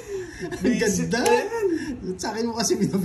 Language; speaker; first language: Filipino; native; Filipino